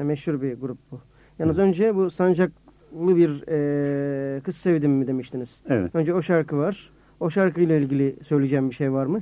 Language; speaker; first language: Turkish; native; Turkish